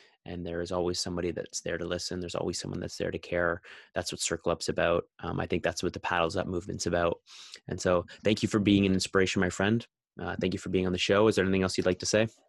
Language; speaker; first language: English; native; English